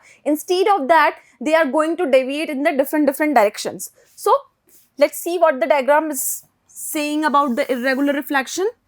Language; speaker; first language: English; non-native, local second language; Hindi